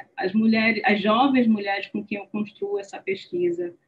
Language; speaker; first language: Portuguese; native; Portuguese